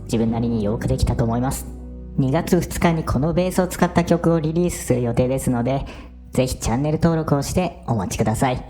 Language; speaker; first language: Japanese; native; Japanese